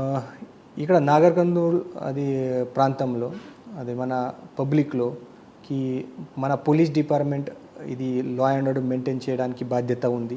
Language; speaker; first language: Telugu; non-native, learner; Marathi